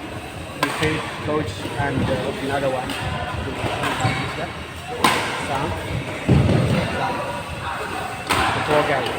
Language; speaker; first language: English; non-native, learner; Filipino